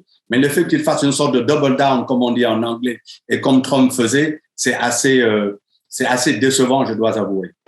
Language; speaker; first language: French; native; French